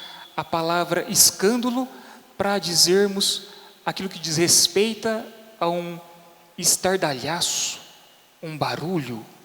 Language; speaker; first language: Portuguese; native; Portuguese